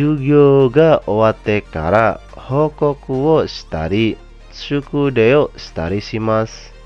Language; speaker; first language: Japanese; non-native, fluent; Indonesian